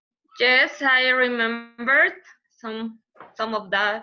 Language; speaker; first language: English; non-native, learner; Spanish